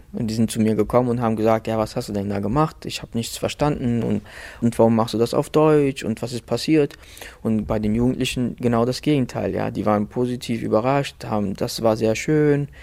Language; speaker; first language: German; early bilingual, other home language; Macedonian